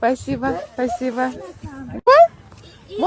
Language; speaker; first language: Russian; non-native, fluent; Hindi